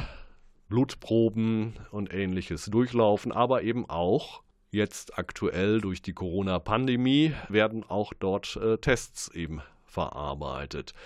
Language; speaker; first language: German; native; German